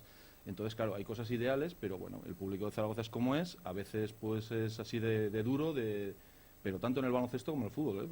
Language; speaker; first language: Spanish; native; Spanish